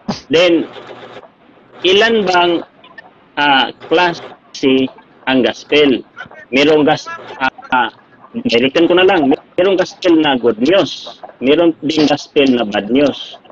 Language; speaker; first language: Filipino; non-native, local second language; Cebuano